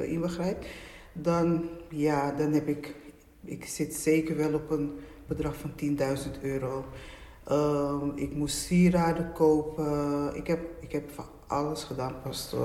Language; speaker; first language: Dutch; native; Dutch